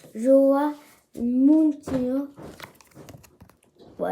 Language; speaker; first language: French; native; French